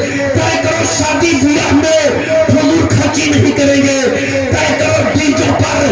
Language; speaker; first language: Hindi; native; Hindi